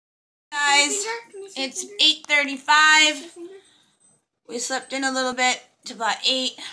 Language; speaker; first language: English; native; English